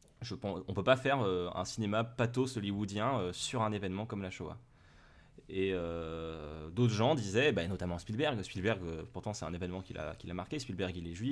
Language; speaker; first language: French; native; French